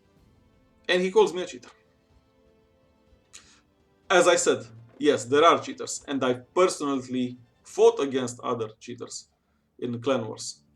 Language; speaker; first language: English; non-native, fluent; Romanian